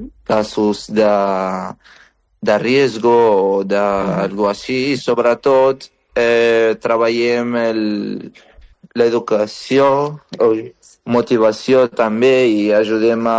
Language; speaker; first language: Catalan; non-native, fluent; Arabic